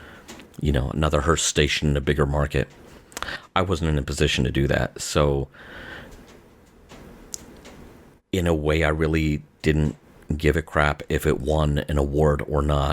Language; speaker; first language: English; native; English